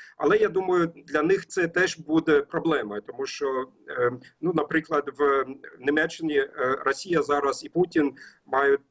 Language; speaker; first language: Ukrainian; non-native, learner; German